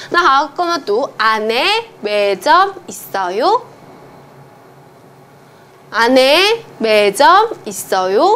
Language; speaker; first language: Korean; non-native, fluent; Chinese